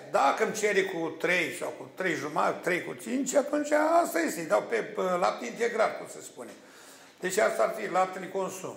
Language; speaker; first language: Romanian; native; Romanian